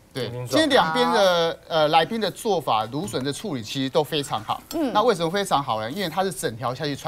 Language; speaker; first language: Chinese; native; Chinese